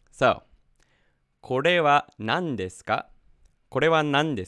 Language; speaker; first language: Japanese; non-native, fluent; English